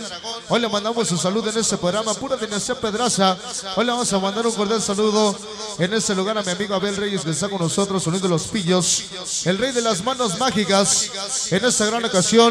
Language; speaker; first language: Spanish; native; Spanish